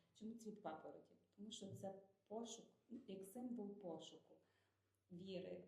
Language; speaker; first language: Ukrainian; native; Ukrainian